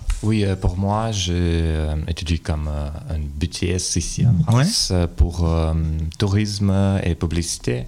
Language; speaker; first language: French; non-native, learner; Russian